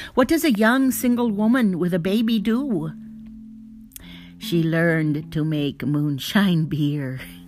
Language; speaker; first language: English; early bilingual, other home language; Spanish